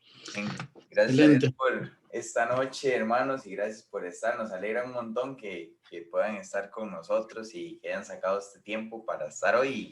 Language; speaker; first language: Spanish; native; Spanish